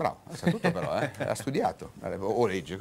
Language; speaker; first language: Italian; native; Italian